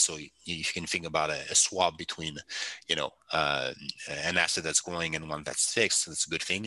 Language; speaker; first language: English; non-native, fluent; French